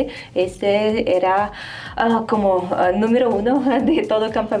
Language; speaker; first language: Spanish; non-native, fluent; Russian